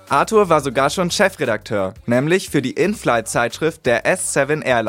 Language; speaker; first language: German; native; German